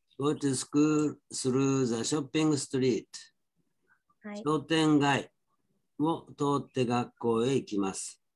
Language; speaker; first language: Japanese; native; Japanese